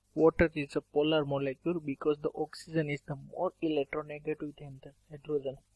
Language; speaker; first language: English; non-native, local second language; Gujarati